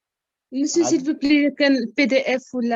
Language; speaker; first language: French; non-native, learner; Arabic